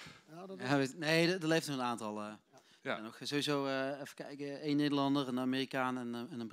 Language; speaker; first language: Dutch; native; Dutch